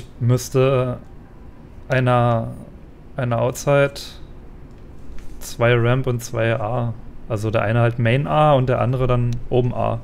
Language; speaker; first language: German; native; German